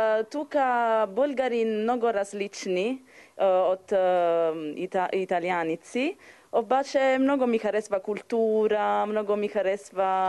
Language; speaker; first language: Bulgarian; non-native, learner; Italian